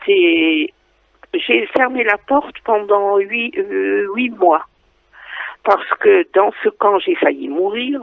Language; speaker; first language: French; non-native, fluent; Dutch